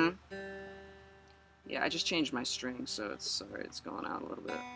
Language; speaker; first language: English; native; English